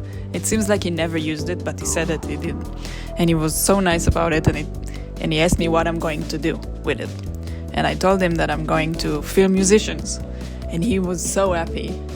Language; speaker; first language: English; non-native, fluent; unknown